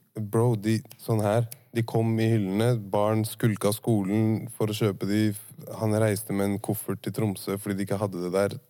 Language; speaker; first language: Norwegian; early bilingual, other home language; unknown